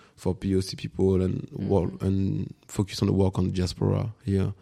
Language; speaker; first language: English; non-native, fluent; French